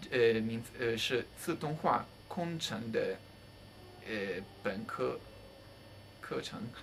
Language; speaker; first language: Chinese; non-native, fluent; Italian